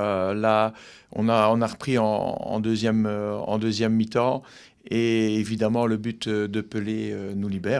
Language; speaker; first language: French; native; French